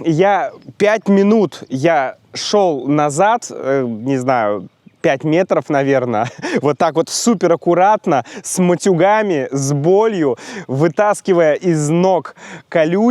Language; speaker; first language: Russian; native; Russian